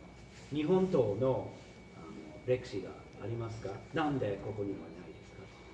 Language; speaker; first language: Japanese; non-native, fluent; English